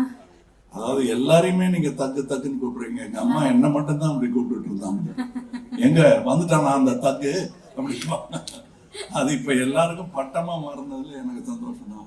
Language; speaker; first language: Tamil; native; Tamil